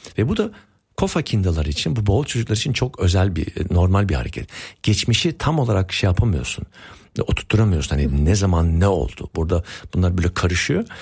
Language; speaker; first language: Turkish; early bilingual, heritage; Turkish